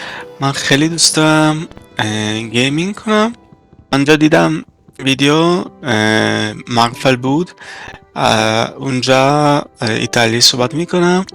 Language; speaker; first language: Persian; non-native, learner; Italian